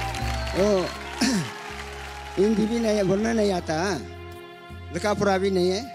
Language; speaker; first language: Hindi; non-native, local second language; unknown